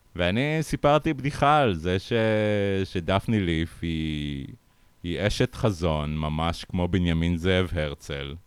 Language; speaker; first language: Hebrew; early bilingual, other home language; Russian